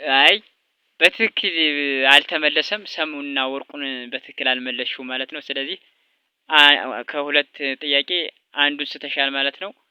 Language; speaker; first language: Amharic; native; Amharic